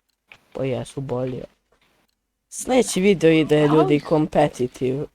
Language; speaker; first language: Bosnian; native; Bosnian